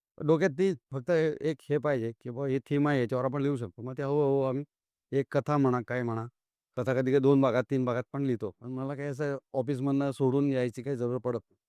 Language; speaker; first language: Marathi; native; Marathi